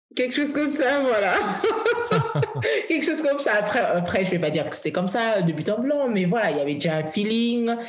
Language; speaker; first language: French; early bilingual, heritage; English